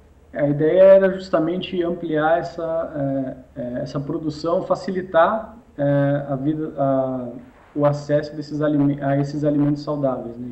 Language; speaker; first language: Portuguese; native; Portuguese